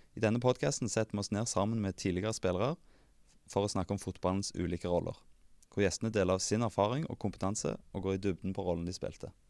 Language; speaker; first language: Norwegian; native; Norwegian